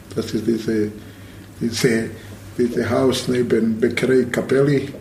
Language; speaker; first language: German; non-native, learner; Bosnian